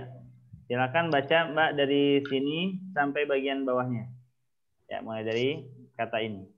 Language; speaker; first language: Indonesian; native; Indonesian